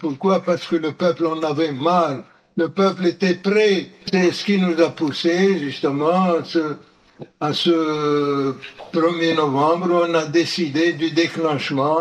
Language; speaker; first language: French; non-native, local second language; Arabic